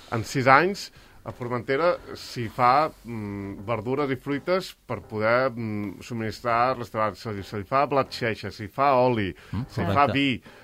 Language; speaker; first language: Catalan; native; Catalan